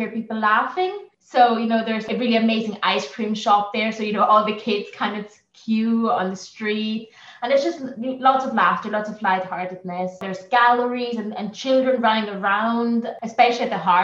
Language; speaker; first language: English; non-native, fluent; German